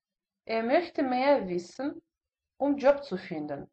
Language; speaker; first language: German; non-native, fluent; Russian